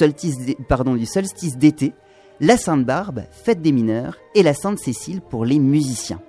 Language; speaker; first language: French; native; French